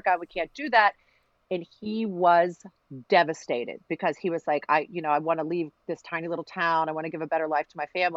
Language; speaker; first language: English; early bilingual, other home language; Greek